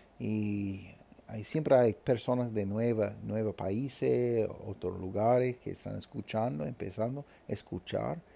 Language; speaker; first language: Spanish; non-native, fluent; English